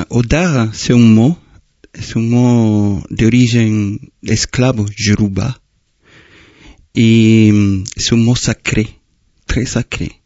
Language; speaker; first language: French; non-native, fluent; Spanish